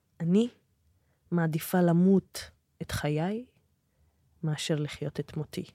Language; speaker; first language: Hebrew; non-native, local second language; Arabic